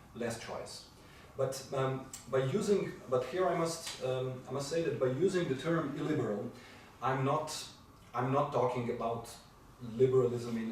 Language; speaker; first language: English; non-native, fluent; Slovenian